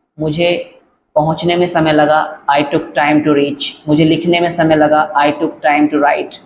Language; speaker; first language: Hindi; native; Hindi